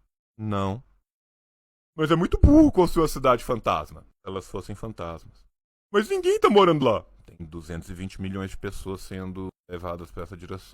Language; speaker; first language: Portuguese; native; Portuguese